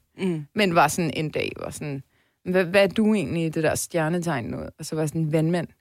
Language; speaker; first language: Danish; early bilingual, other home language; Persian